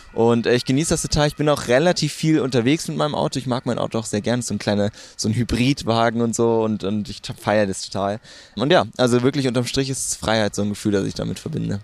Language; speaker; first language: German; native; German